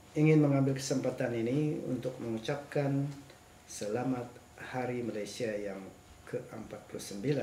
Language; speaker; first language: Malay; non-native, local second language; Central Dusun